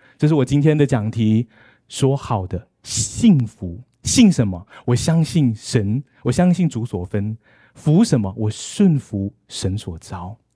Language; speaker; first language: Chinese; native; Chinese